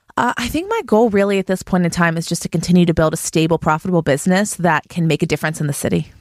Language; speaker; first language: English; native; English